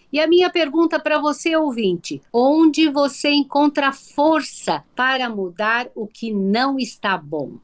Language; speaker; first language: Portuguese; native; Portuguese